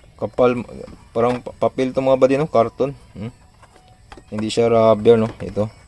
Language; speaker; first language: Filipino; non-native, local second language; Cebuano